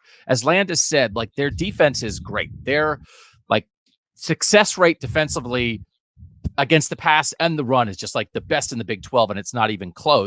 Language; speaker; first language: English; native; English